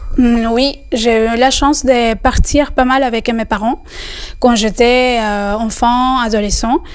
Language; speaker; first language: French; non-native, fluent; Spanish